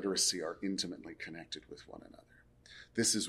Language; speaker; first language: English; native; English